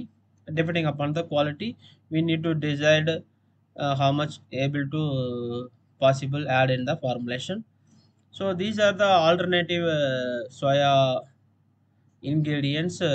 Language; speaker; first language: English; non-native, local second language; Tamil